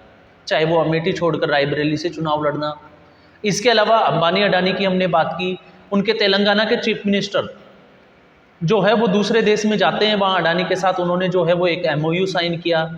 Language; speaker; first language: Hindi; native; Hindi